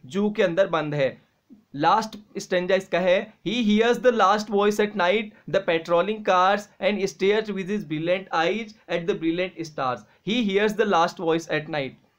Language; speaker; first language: Hindi; native; Hindi